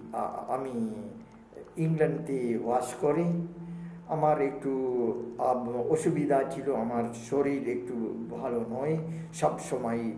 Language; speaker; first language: Bangla; non-native, learner; Sinhala